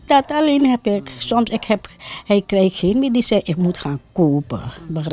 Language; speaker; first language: Dutch; non-native, local second language; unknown